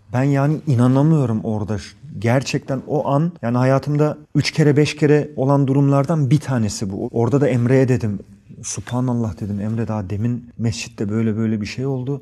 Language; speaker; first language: Turkish; early bilingual, heritage; Turkish